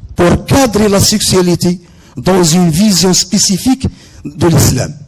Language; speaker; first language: French; non-native, local second language; Arabic